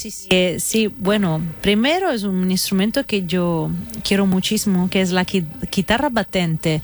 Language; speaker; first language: Spanish; non-native, fluent; Italian